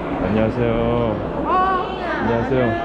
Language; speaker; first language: Korean; native; Korean